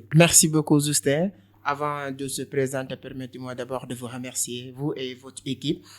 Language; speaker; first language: French; non-native, local second language; Wolof